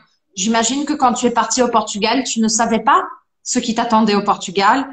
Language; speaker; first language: French; non-native, fluent; Portuguese